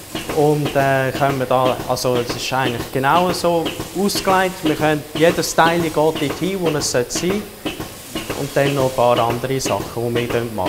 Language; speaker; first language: German; early bilingual, heritage; German